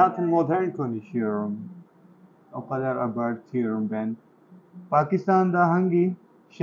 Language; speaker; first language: Turkish; non-native, learner; Urdu